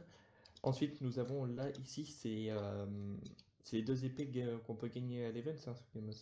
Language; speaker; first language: French; native; French